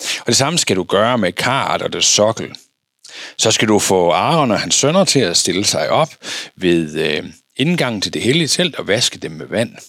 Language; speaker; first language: Danish; native; Danish